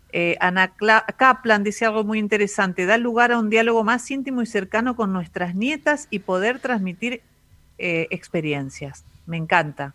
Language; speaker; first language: Spanish; native; Spanish